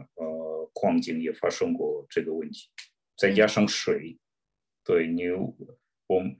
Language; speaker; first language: Chinese; non-native, fluent; Russian